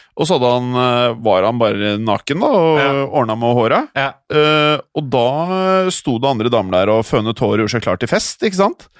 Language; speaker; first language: Norwegian; early bilingual, other home language; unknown